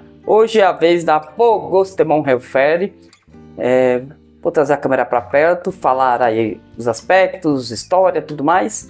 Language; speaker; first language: Portuguese; native; Portuguese